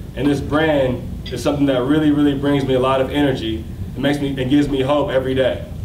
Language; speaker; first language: English; native; English